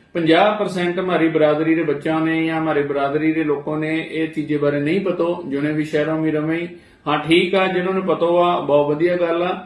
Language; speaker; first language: Punjabi; non-native, local second language; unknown